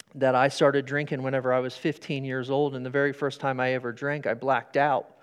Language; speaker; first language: English; native; English